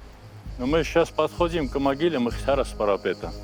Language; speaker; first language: Russian; non-native, local second language; Armenian